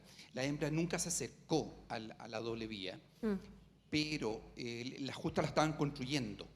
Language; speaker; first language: Spanish; native; Spanish